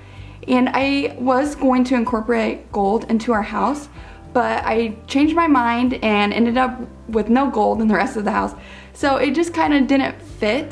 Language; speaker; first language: English; native; English